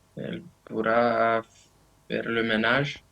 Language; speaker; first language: French; non-native, learner; Romanian